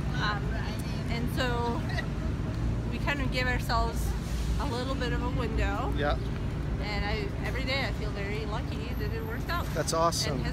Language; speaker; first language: English; non-native, fluent; Serbian